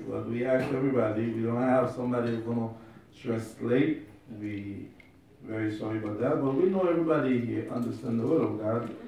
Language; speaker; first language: English; non-native, learner; Haitian Creole